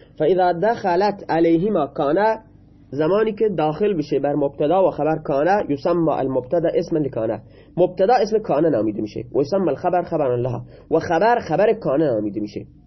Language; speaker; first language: Persian; non-native, local second language; Baluchi